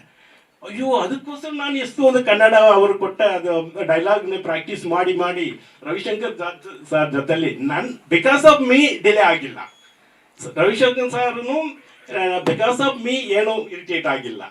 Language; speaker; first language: Kannada; non-native, fluent; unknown